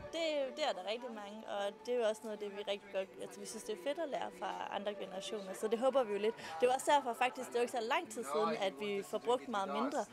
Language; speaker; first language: Danish; native; Danish